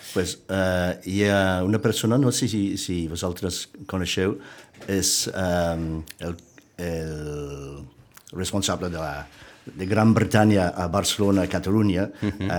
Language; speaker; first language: Catalan; non-native, fluent; English